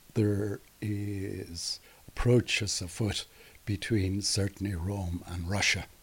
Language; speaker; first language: English; native; English